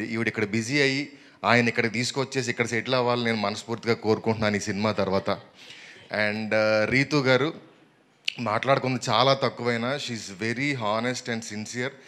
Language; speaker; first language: Telugu; native; Telugu